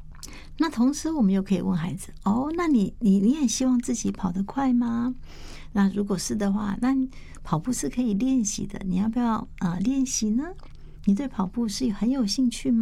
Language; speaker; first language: Chinese; native; Chinese